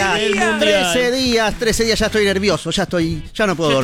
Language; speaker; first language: Spanish; native; Spanish